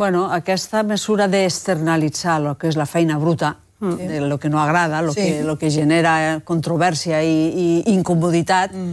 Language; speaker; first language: Catalan; native; Catalan